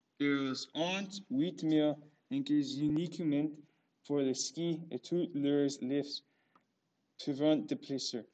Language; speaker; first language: French; non-native, learner; English